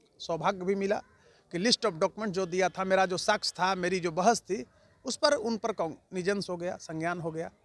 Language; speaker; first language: Hindi; native; Hindi